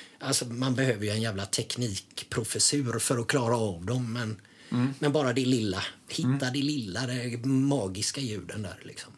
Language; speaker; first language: Swedish; native; Swedish